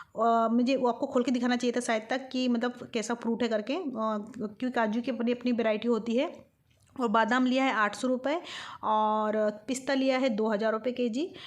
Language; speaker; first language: Hindi; non-native, local second language; Bangla